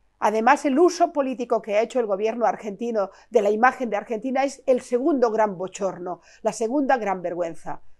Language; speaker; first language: Spanish; non-native, local second language; Catalan